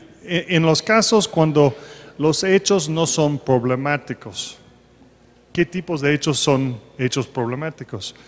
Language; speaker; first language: Spanish; non-native, fluent; English